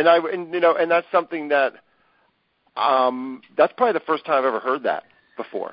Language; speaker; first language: English; native; English